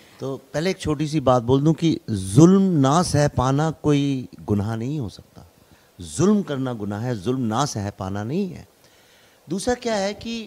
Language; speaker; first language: Hindi; native; Hindi